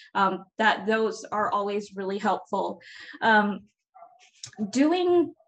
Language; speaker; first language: English; native; English